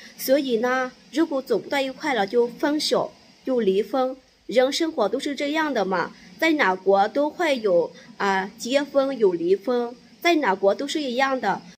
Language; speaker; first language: Chinese; non-native, fluent; Lao